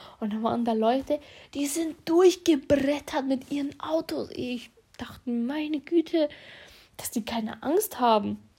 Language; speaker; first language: German; early bilingual, other home language; Russian